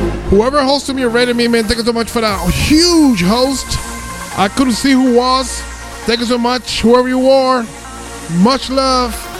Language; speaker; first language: English; non-native, local second language; Spanish